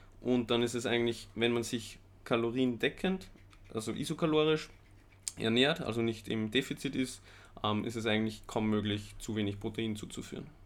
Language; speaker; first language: German; native; German